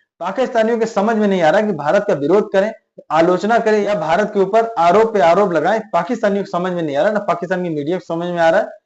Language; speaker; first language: Hindi; native; Hindi